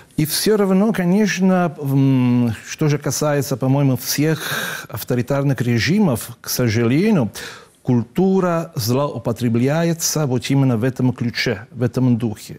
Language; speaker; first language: Russian; non-native, fluent; Italian